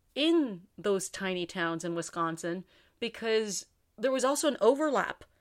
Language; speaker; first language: English; native; English